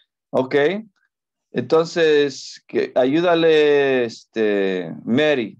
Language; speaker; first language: Spanish; non-native, fluent; English